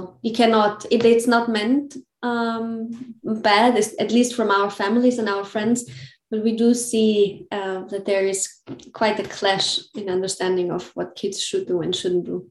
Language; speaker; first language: English; non-native, fluent; German